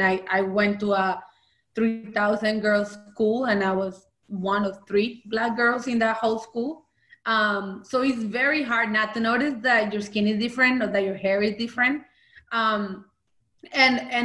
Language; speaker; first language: English; early bilingual, other home language; Spanish